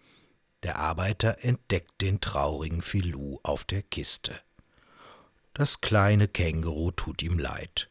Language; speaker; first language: German; native; German